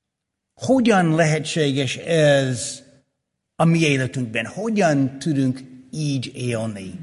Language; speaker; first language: Hungarian; early bilingual, heritage; Hungarian